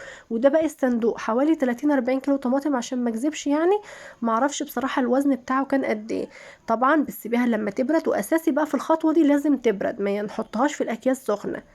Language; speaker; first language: Arabic; native; Arabic